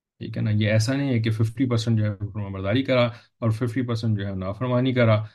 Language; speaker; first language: Urdu; native; Urdu